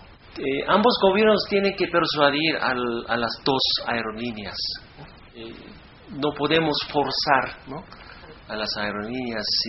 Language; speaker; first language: Spanish; non-native, fluent; Korean